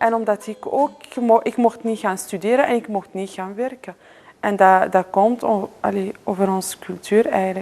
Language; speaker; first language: Dutch; non-native, fluent; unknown